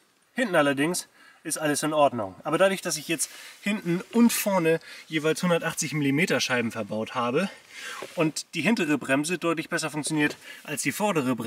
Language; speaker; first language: German; native; German